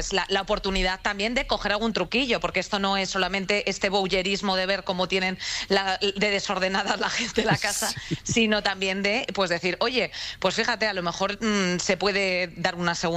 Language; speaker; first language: Spanish; native; Spanish